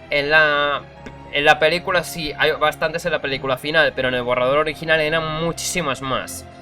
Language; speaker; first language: Spanish; native; Spanish